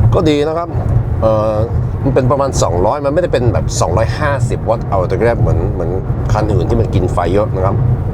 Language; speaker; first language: Thai; non-native, fluent; Norwegian